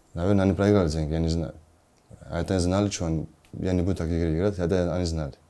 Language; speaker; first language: Russian; non-native, learner; Georgian